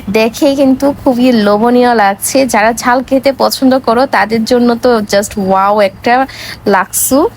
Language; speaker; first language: Bangla; non-native, local second language; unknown